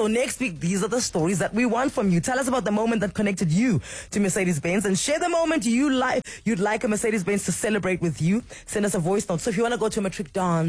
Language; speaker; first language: English; non-native, local second language; Xhosa